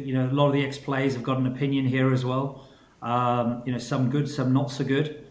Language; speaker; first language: English; native; English